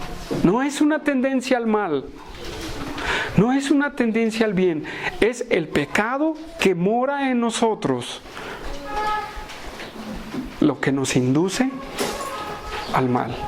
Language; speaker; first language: Spanish; native; Spanish